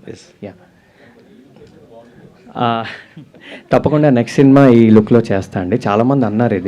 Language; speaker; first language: Telugu; native; Telugu